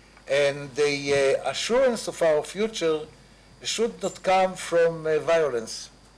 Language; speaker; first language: English; non-native, fluent; Hebrew